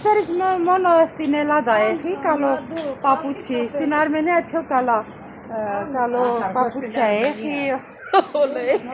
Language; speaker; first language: Greek; non-native, learner; Armenian